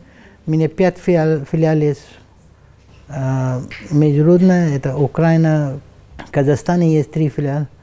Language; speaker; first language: Russian; non-native, learner; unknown